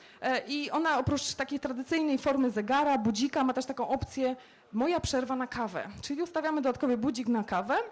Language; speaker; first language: Polish; native; Polish